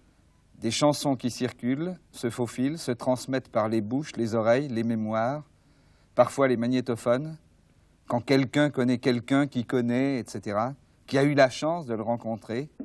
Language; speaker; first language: French; native; French